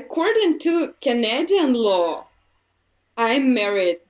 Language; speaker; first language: English; non-native, fluent; Russian